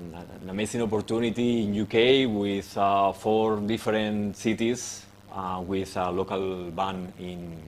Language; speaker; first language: English; non-native, fluent; Spanish